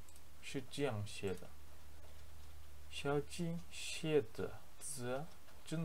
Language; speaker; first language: Chinese; non-native, learner; Turkish